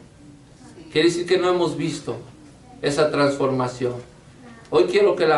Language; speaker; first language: Spanish; native; Spanish